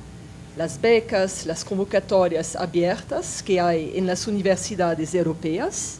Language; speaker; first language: Spanish; non-native, fluent; French